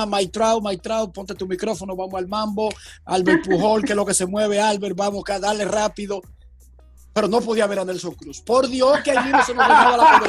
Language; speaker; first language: Spanish; native; Spanish